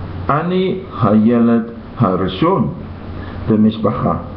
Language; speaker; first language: Hebrew; non-native, learner; English